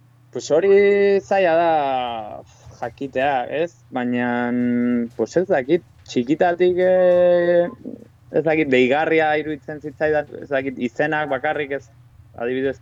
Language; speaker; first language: Basque; non-native, local second language; Spanish